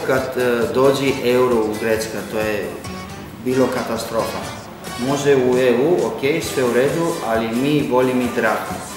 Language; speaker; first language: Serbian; non-native, learner; Greek